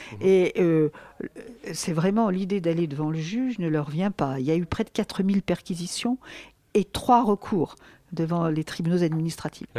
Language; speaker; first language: French; native; French